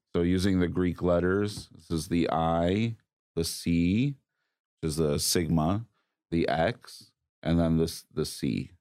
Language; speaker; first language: English; native; English